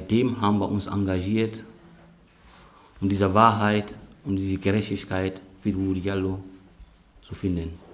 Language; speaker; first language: German; non-native, fluent; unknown